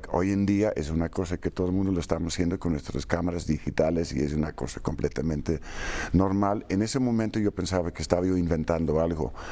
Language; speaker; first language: Spanish; non-native, fluent; Dutch